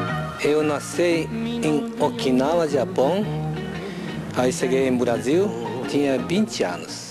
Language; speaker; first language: Portuguese; non-native, learner; Japanese